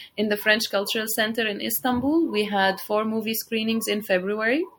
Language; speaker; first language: English; non-native, fluent; Arabic